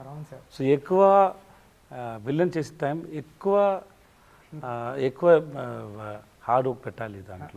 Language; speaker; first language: Telugu; non-native, learner; Tamil